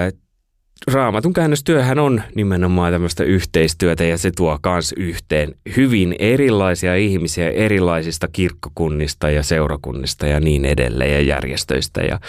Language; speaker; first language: Finnish; native; Finnish